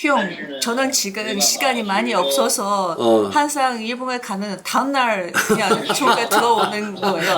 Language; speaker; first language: Korean; non-native, learner; Chinese